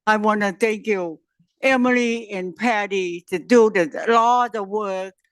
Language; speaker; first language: English; non-native, learner; Chinese